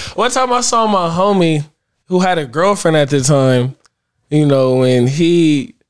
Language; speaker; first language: English; native; English